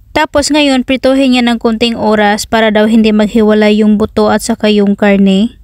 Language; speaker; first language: Filipino; non-native, local second language; Cebuano